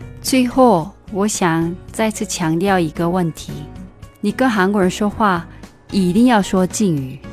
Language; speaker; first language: Chinese; non-native, fluent; Korean